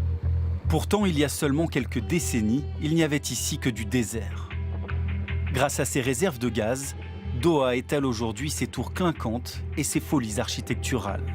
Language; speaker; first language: French; native; French